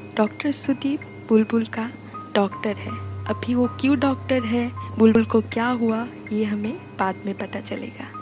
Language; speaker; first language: Hindi; non-native, local second language; Bangla